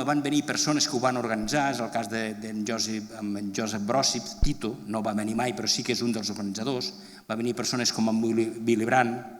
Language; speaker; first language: Catalan; native; Catalan